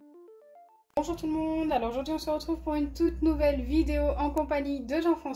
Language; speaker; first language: French; native; French